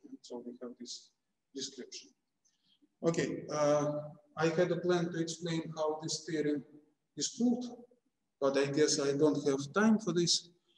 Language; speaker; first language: English; non-native, fluent; Russian